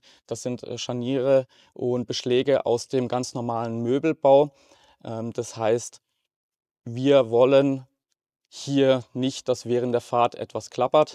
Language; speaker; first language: German; native; German